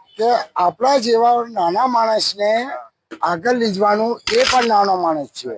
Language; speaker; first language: Gujarati; non-native, local second language; Rathawi